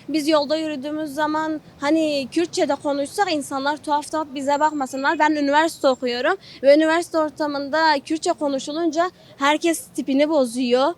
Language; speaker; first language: Turkish; non-native, local second language; Kurdish